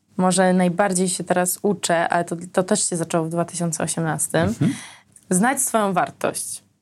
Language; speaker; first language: Polish; early bilingual, other home language; Armenian